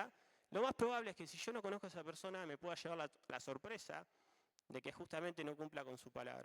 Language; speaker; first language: Spanish; native; Spanish